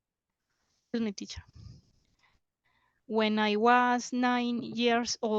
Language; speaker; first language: English; non-native, learner; Spanish